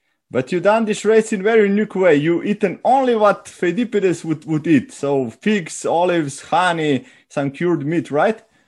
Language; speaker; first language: English; non-native, learner; Slovenian